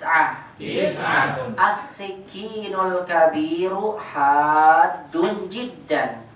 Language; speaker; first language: Arabic; non-native, fluent; Indonesian